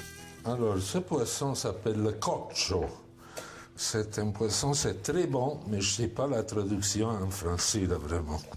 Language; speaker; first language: French; non-native, fluent; Italian